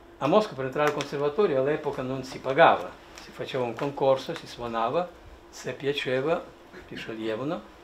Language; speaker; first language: Italian; non-native, fluent; Russian